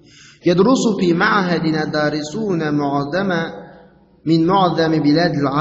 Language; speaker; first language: Arabic; non-native, fluent; Uzbek